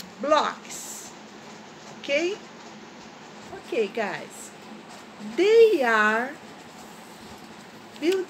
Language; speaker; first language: English; non-native, learner; Portuguese